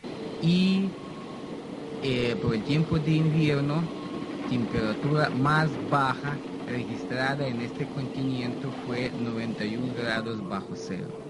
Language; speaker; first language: Spanish; non-native, fluent; Russian